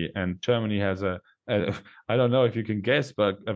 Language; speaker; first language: English; non-native, fluent; German